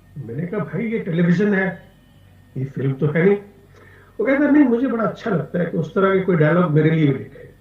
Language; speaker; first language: Hindi; non-native, local second language; Punjabi